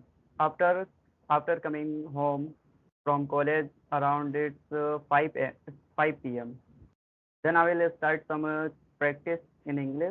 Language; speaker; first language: English; non-native, learner; Hindi